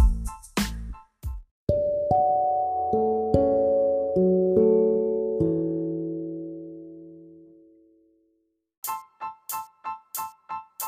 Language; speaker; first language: English; non-native, local second language; Yoruba